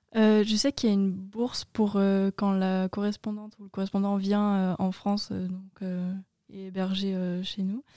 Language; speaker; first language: French; native; French